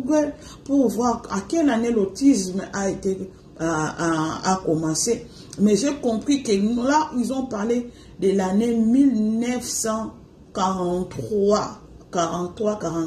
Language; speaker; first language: French; non-native, local second language; Lingala